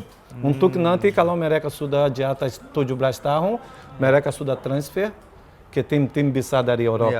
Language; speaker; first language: Indonesian; non-native, fluent; Portuguese